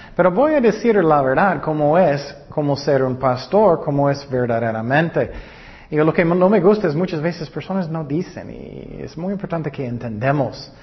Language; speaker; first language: Spanish; non-native, learner; English